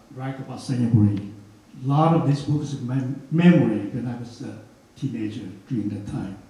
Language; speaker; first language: English; non-native, fluent; Hmong